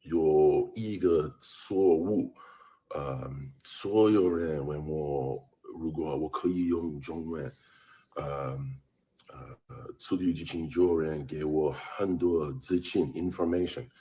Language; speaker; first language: Chinese; non-native, learner; English